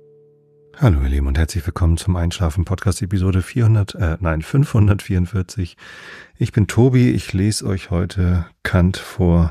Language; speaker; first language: German; native; German